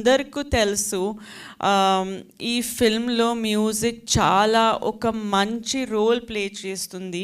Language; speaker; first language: Telugu; non-native, fluent; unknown